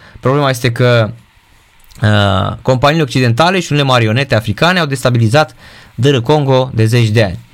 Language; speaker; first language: Romanian; native; Romanian